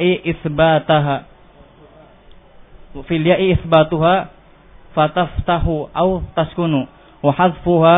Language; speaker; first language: Arabic; non-native, fluent; Indonesian